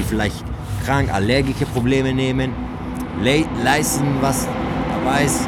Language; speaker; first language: German; non-native, learner; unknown